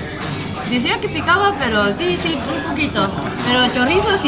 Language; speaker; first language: Spanish; non-native, fluent; Japanese